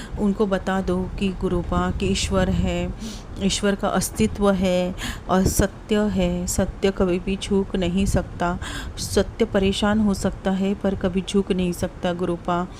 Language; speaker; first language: Hindi; non-native, local second language; Marathi